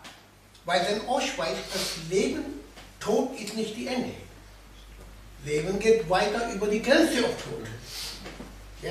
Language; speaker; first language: German; non-native, learner; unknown